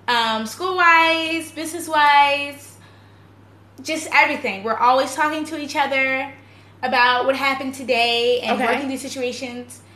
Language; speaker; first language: English; native; English